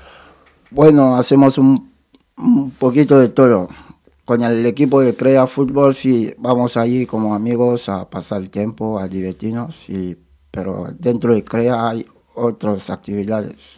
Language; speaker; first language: Spanish; non-native, fluent; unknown